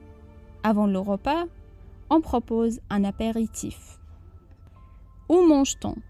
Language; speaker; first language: French; non-native, fluent; Arabic